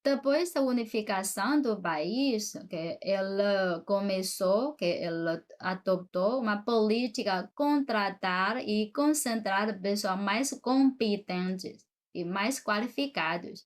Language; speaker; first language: Portuguese; non-native, fluent; Chinese